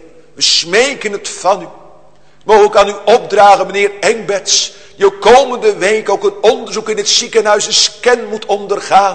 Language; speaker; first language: Dutch; native; Dutch